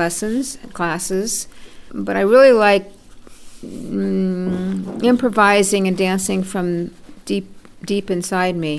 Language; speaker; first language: English; native; English